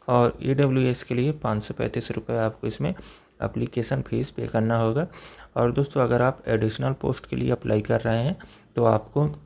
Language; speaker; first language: Hindi; native; Hindi